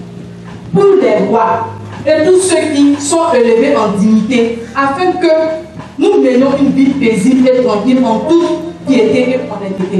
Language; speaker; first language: French; non-native, local second language; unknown